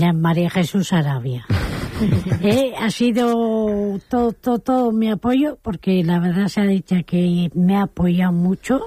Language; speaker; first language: Spanish; native; Spanish